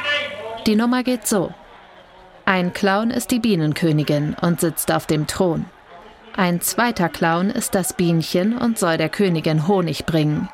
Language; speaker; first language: German; native; German